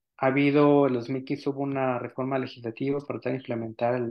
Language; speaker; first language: Spanish; native; Spanish